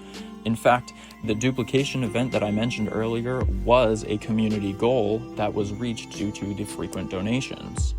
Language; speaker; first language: English; native; English